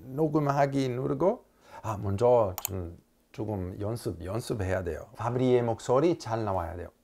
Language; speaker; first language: Korean; non-native, learner; Italian